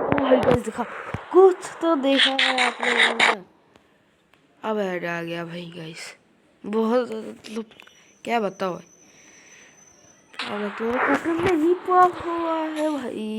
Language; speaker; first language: Hindi; non-native, local second language; Bangla